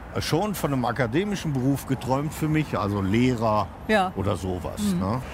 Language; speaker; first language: German; native; German